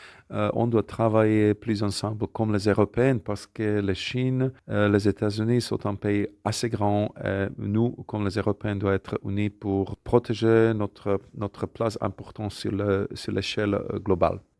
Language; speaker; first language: French; non-native, fluent; Slovak